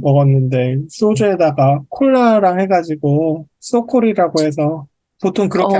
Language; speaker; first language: Korean; native; Korean